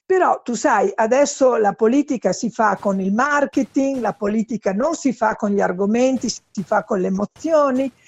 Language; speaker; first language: Italian; non-native, fluent; Spanish